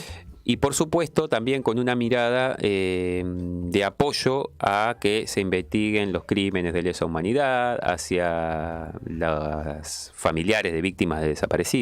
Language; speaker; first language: Spanish; native; Spanish